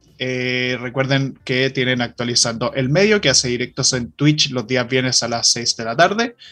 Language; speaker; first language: Spanish; native; Spanish